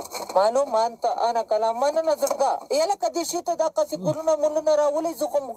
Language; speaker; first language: Arabic; non-native, learner; Pashto